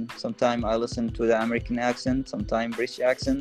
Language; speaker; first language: English; non-native, fluent; Arabic